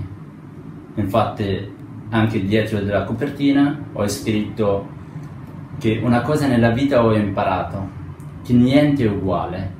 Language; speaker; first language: Italian; non-native, fluent; Persian